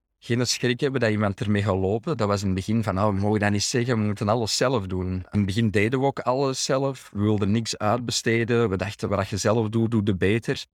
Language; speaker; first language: Dutch; native; Dutch